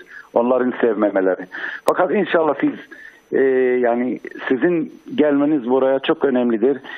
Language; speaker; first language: Turkish; non-native, fluent; Arabic